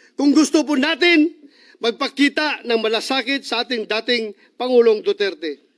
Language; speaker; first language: Filipino; non-native, local second language; Cebuano